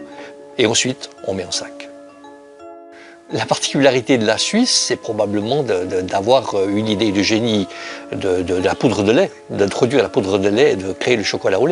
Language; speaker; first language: French; native; French